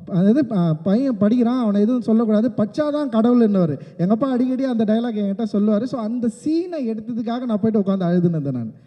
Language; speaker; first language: Tamil; native; Tamil